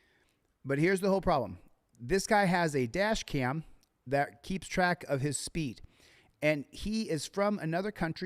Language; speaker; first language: English; native; English